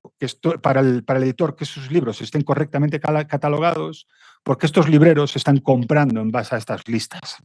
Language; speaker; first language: Spanish; native; Spanish